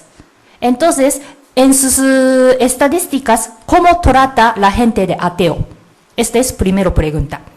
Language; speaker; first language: Spanish; non-native, learner; Japanese